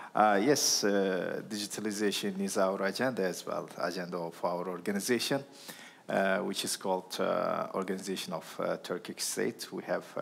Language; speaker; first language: English; non-native, fluent; Turkish